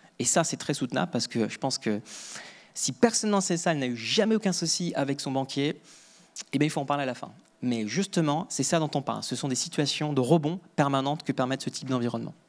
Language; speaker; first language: French; native; French